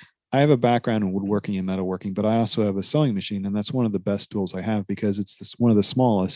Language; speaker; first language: English; native; English